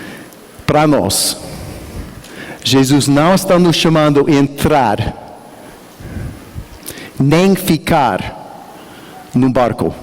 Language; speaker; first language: Portuguese; non-native, learner; English